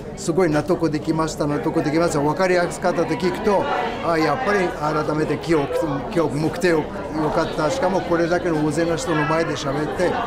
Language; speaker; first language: Japanese; non-native, fluent; Hebrew